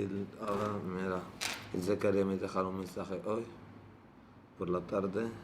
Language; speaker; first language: Spanish; non-native, learner; Arabic